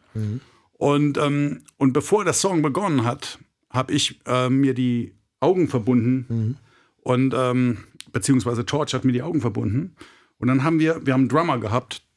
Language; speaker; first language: German; native; German